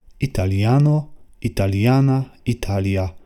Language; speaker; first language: Italian; non-native, learner; Polish